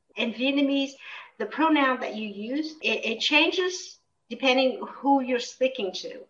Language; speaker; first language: English; early bilingual, other home language; Vietnamese